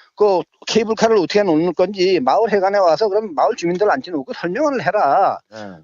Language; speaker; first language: Korean; native; Korean